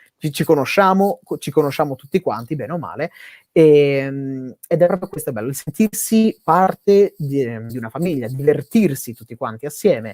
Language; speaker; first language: Italian; native; Italian